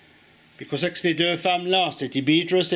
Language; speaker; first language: French; native; French